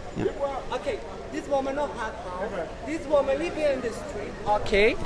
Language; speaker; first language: English; non-native, learner; Spanish